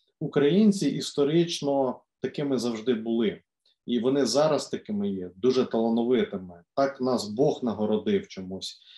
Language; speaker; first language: Ukrainian; native; Ukrainian